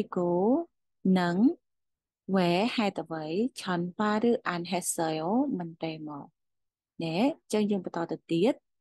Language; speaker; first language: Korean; non-native, fluent; Khmer